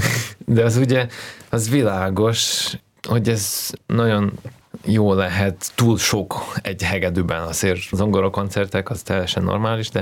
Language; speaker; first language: Hungarian; non-native, fluent; Russian